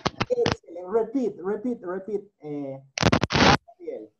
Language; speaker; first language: English; non-native, learner; Spanish